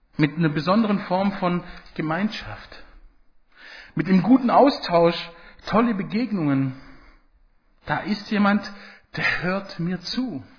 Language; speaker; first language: German; early bilingual, other home language; Italian